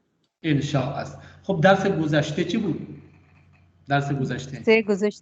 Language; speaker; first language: Persian; non-native, fluent; Urdu